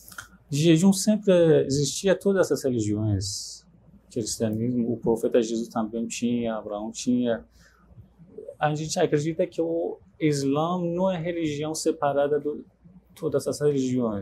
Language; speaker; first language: Portuguese; non-native, fluent; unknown